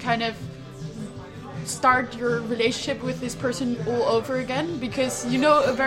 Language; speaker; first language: English; non-native, fluent; Dutch